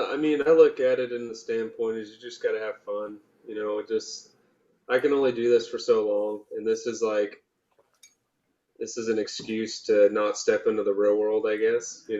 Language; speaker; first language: English; native; English